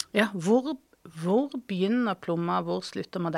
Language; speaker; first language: Norwegian; native; Norwegian